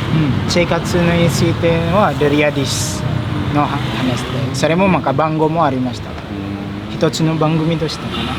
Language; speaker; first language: Japanese; non-native, fluent; Indonesian